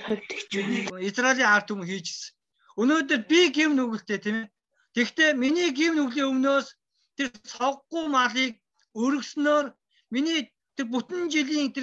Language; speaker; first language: Mongolian; non-native, fluent; Korean